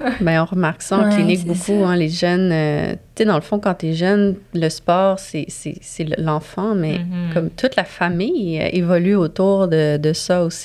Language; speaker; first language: French; native; French